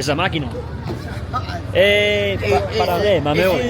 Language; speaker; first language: Spanish; non-native, learner; Italian